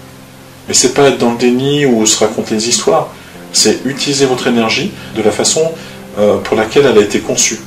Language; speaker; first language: French; native; French